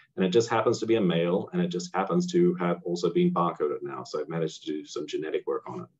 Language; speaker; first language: English; native; English